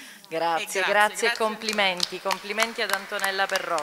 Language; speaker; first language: Italian; native; Italian